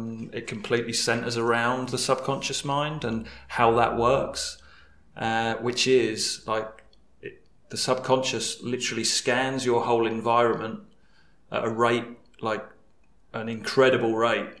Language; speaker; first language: English; native; English